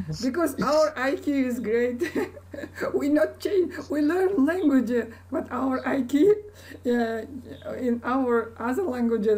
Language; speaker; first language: English; non-native, learner; Kazakh